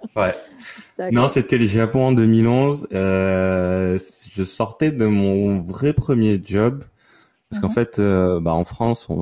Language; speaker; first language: French; native; French